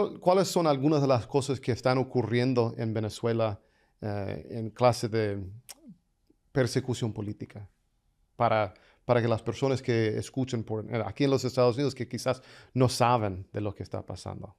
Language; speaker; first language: Spanish; non-native, fluent; English